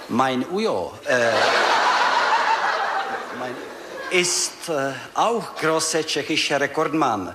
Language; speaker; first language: German; non-native, learner; Czech